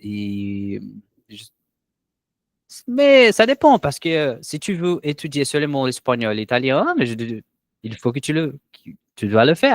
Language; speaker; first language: French; non-native, learner; Portuguese